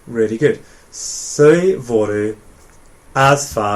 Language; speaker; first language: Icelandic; non-native, fluent; English